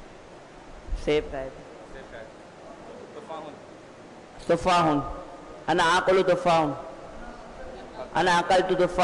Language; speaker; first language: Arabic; non-native, learner; Urdu